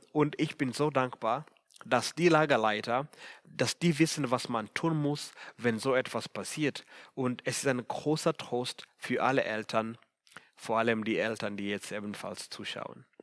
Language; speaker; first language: German; non-native, fluent; Swahili